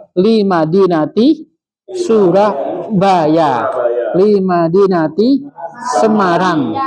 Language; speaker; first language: Arabic; non-native, fluent; Indonesian